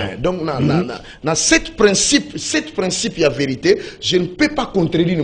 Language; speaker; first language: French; non-native, local second language; Lingala